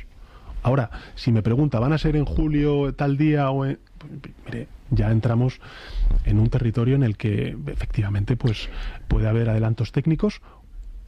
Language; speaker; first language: Spanish; native; Spanish